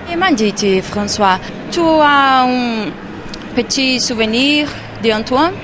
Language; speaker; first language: French; non-native, learner; Portuguese